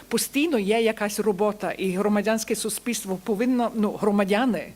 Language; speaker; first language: Ukrainian; early bilingual, heritage; Ukrainian